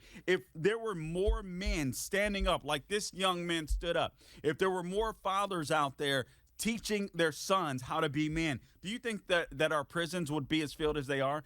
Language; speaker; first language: English; native; English